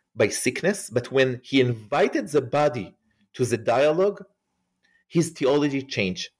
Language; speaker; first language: English; non-native, fluent; Hebrew